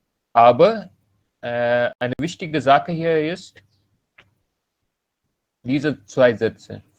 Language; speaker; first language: German; non-native, learner; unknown